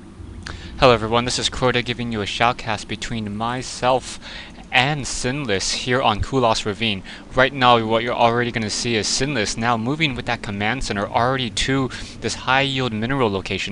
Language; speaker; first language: English; native; English